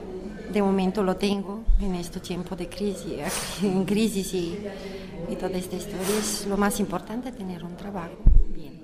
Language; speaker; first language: Spanish; non-native, learner; Bulgarian